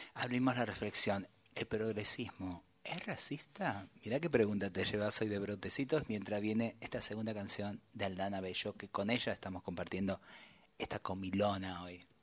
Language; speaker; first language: Spanish; native; Spanish